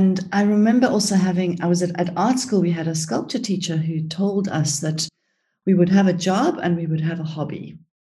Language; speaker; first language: English; early bilingual, other home language; Greek